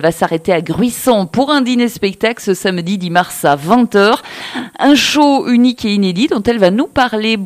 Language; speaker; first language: French; native; French